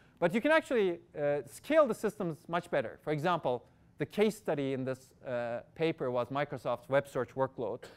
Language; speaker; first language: English; non-native, fluent; Turkish